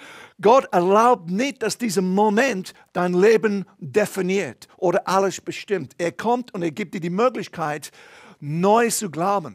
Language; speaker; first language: German; non-native, fluent; English